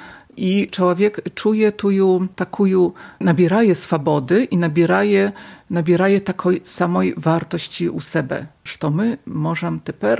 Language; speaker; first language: Polish; non-native, local second language; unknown